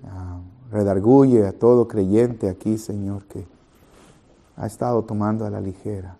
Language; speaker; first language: Spanish; native; Spanish